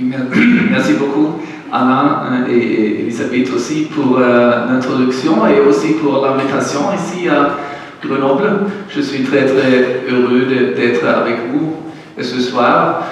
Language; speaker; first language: French; non-native, learner; German